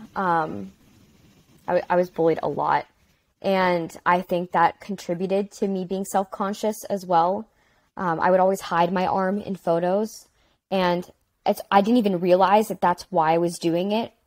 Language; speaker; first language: English; native; English